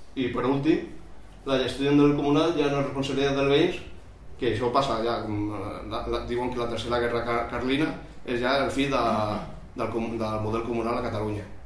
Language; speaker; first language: Catalan; non-native, local second language; Spanish